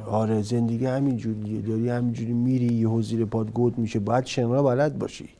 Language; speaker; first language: Persian; early bilingual, heritage; Persian